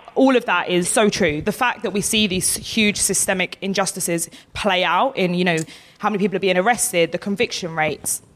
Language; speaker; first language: English; native; English